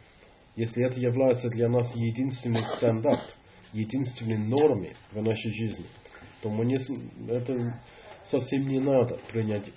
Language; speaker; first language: Russian; non-native, fluent; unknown